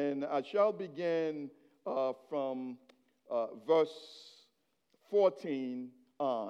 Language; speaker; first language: English; non-native, fluent; Haitian Creole